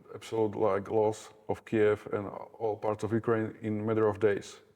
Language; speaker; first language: English; non-native, fluent; Slovak